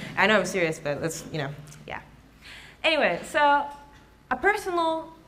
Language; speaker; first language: English; early bilingual, other home language; Japanese